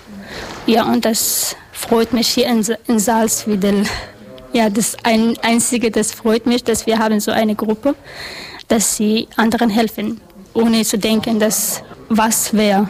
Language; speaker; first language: German; non-native, learner; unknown